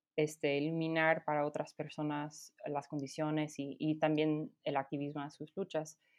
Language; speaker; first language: Spanish; non-native, fluent; English